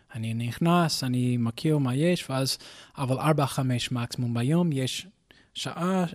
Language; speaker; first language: Hebrew; non-native, learner; English